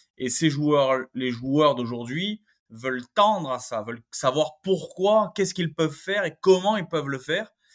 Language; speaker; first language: French; native; French